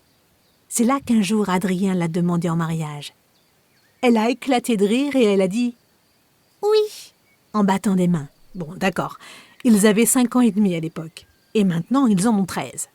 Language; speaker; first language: French; native; French